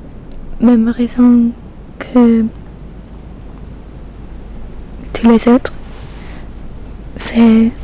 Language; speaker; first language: French; non-native, learner; English